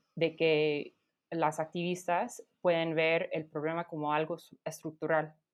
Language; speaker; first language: Spanish; non-native, fluent; English